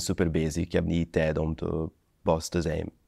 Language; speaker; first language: Dutch; non-native, learner; Portuguese